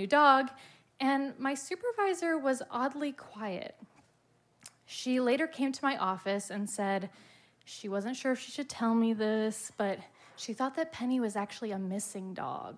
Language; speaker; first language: English; native; English